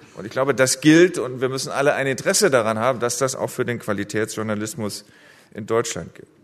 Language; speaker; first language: German; native; German